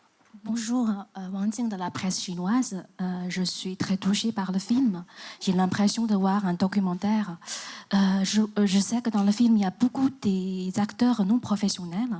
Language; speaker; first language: French; non-native, fluent; Chinese